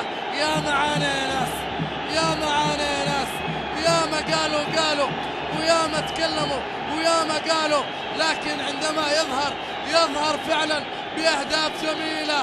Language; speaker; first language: Arabic; native; Arabic